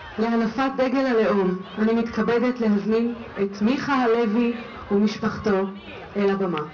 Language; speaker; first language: Hebrew; native; Hebrew